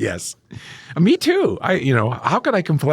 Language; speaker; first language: English; native; English